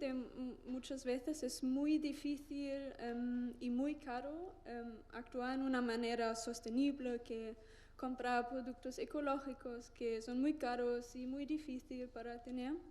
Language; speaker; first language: Spanish; non-native, learner; German